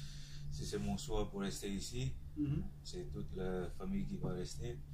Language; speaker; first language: French; non-native, learner; Tongan